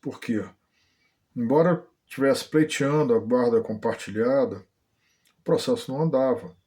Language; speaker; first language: Portuguese; native; Portuguese